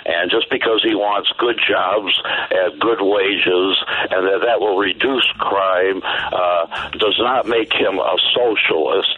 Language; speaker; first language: English; native; English